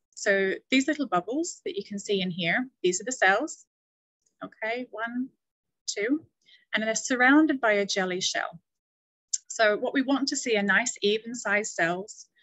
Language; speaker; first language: English; native; English